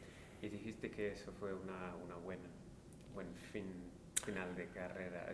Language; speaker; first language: Spanish; non-native, fluent; English